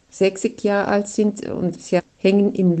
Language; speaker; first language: German; non-native, fluent; Turkish